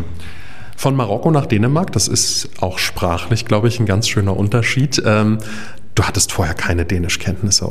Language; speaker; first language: German; native; German